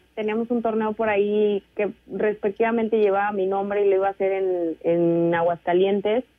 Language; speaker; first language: Spanish; native; Spanish